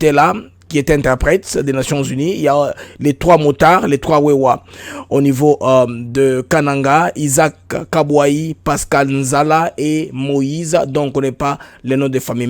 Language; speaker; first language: French; non-native, local second language; Lingala